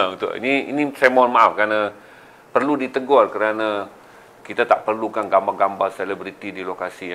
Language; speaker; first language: Malay; native; Malay